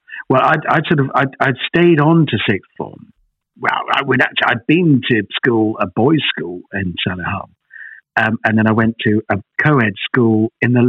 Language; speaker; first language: English; native; English